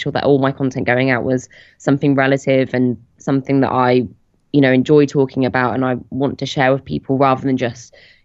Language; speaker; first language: English; native; English